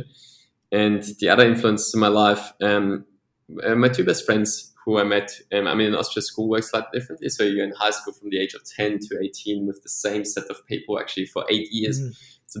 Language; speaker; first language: English; non-native, fluent; Polish